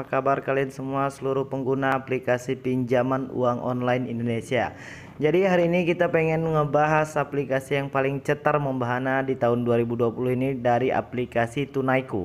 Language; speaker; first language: Indonesian; native; Indonesian